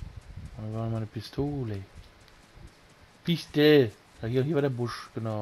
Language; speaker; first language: German; native; German